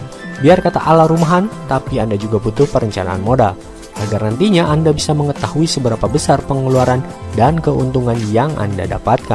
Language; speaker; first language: Indonesian; native; Indonesian